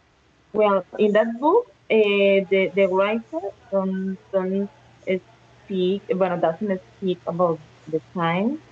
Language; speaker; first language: English; non-native, learner; Spanish